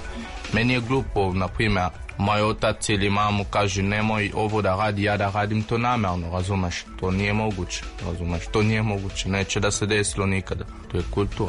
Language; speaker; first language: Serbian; non-native, learner; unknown